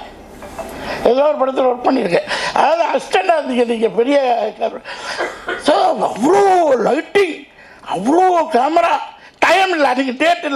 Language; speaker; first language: Tamil; native; Tamil